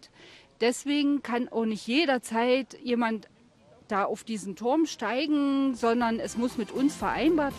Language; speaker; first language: German; native; German